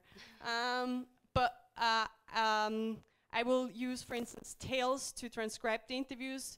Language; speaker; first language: English; non-native, fluent; German